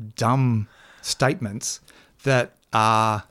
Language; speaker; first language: English; native; English